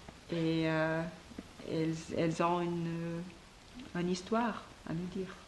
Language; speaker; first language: French; non-native, learner; English